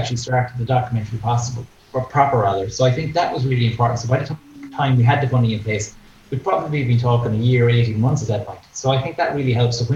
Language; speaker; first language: English; native; English